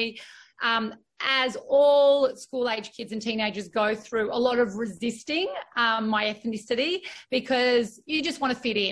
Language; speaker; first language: English; native; English